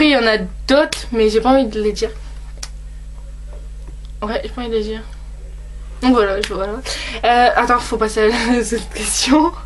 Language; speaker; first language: French; native; French